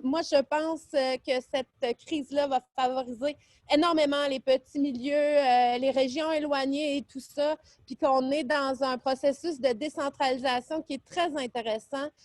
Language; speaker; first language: French; native; French